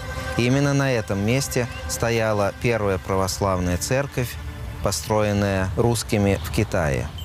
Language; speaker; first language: Russian; native; Russian